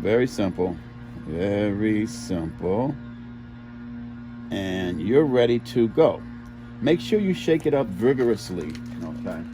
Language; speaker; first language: English; native; English